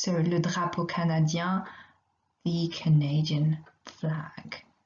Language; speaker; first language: French; non-native, fluent; English